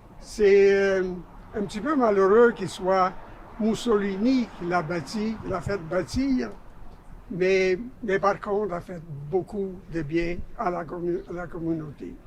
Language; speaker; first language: French; non-native, fluent; Italian